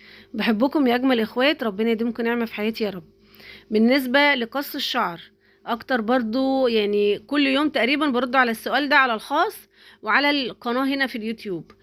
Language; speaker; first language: Arabic; native; Arabic